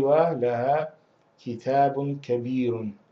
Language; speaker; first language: Arabic; non-native, fluent; Russian